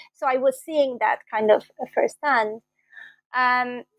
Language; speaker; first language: English; non-native, fluent; Italian